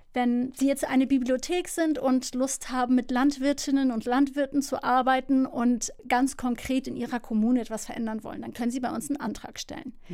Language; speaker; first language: German; early bilingual, other home language; Turkish